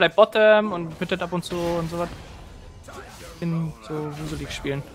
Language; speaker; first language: German; native; German